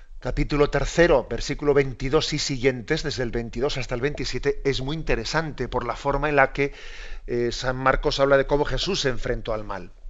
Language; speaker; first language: Spanish; native; Spanish